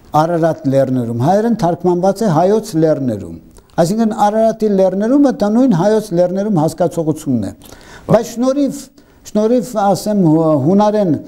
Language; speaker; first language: Armenian; native; Armenian